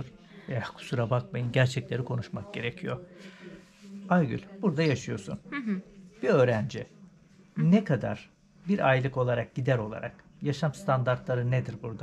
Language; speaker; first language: Turkish; native; Turkish